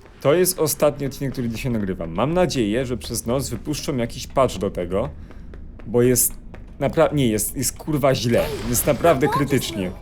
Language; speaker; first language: Polish; native; Polish